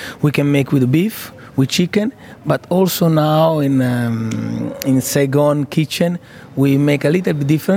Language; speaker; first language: English; non-native, fluent; Italian